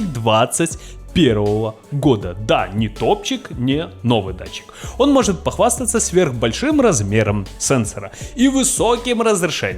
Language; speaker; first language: Russian; native; Russian